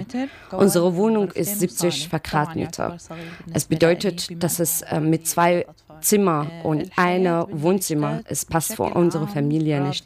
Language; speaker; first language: German; non-native, learner; Arabic